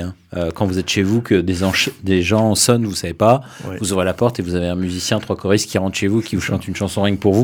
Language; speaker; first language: French; native; French